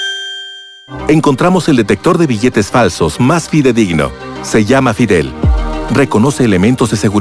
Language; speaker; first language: Spanish; native; Spanish